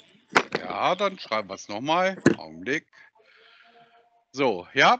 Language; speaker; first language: German; native; German